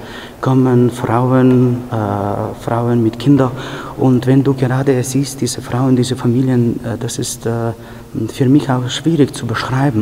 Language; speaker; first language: German; non-native, fluent; Ukrainian